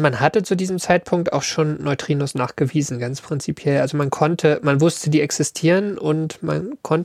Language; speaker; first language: German; native; German